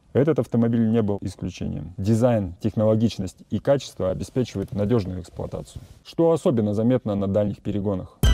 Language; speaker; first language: Russian; native; Russian